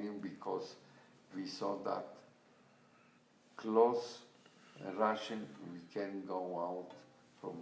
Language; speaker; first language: English; non-native, learner; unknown